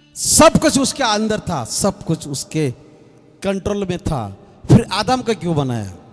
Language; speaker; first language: Hindi; non-native, local second language; Marathi